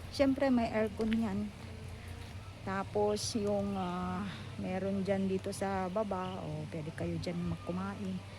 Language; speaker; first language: Filipino; non-native, local second language; Iloko